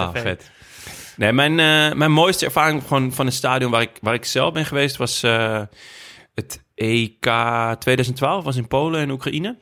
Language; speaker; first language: Dutch; native; Dutch